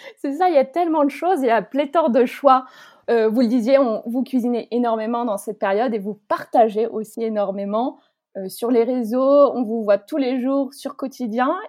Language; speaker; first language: French; native; French